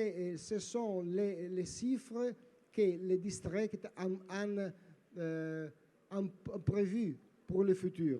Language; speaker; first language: French; non-native, learner; Italian